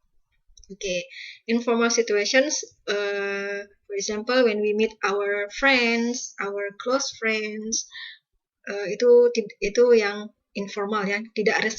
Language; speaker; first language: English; non-native, fluent; Indonesian